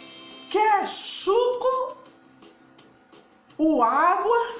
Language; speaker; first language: Portuguese; non-native, learner; Haitian Creole